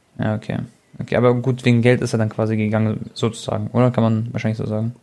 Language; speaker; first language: German; early bilingual, other home language; Croatian